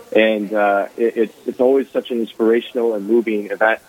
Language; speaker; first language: English; native; English